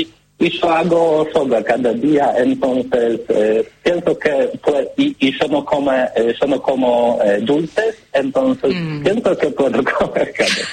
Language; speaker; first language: Spanish; non-native, learner; Polish